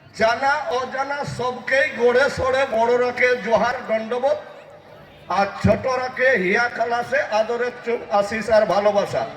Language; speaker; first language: Bangla; native; Bangla